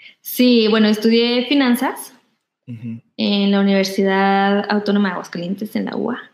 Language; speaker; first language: Spanish; native; Spanish